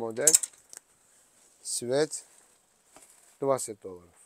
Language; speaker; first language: Russian; non-native, learner; Turkish